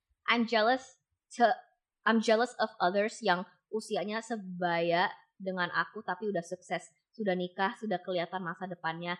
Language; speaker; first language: Indonesian; native; Indonesian